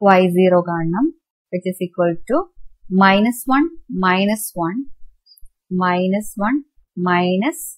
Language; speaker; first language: English; non-native, local second language; Malayalam